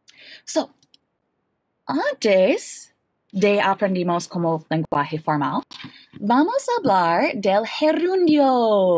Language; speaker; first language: Spanish; non-native, learner; English